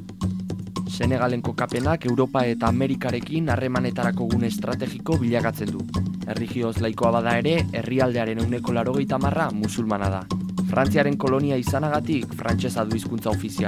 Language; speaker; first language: Basque; native; Basque